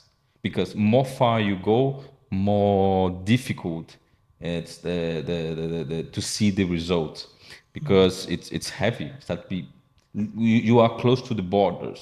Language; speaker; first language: English; non-native, fluent; Portuguese